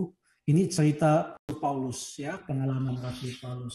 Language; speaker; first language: Indonesian; native; Indonesian